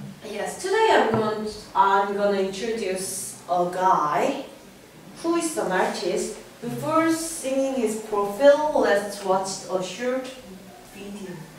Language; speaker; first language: English; non-native, learner; Korean